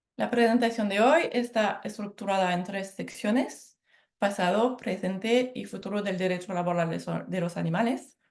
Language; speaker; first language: Spanish; non-native, fluent; French